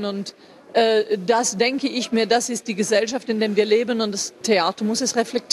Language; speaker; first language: German; non-native, fluent; English